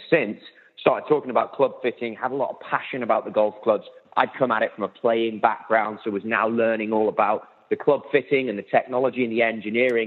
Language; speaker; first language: English; native; English